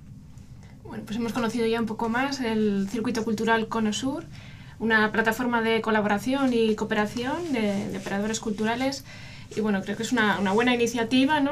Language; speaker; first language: Spanish; native; Spanish